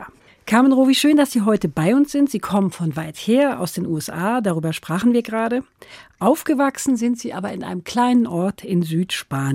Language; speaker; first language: German; native; German